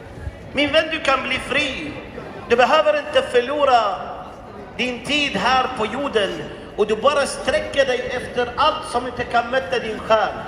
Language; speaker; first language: Swedish; non-native, fluent; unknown